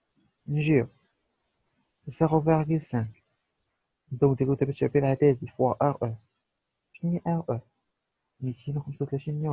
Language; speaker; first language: Arabic; native; Arabic